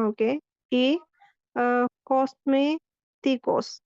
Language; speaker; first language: Spanish; non-native, learner; Bangla